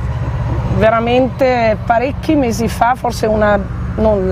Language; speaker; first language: Italian; native; Italian